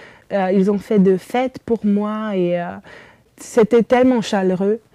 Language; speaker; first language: French; early bilingual, heritage; Romanian